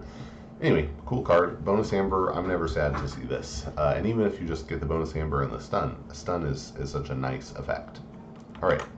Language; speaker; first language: English; native; English